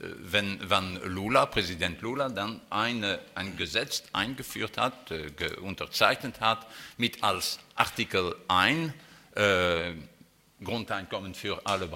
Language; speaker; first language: German; non-native, fluent; French